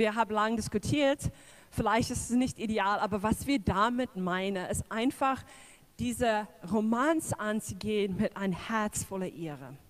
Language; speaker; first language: German; non-native, fluent; English